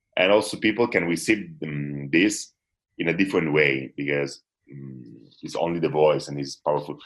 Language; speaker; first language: English; non-native, fluent; Italian